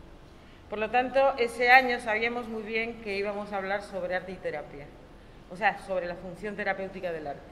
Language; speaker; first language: Spanish; native; Spanish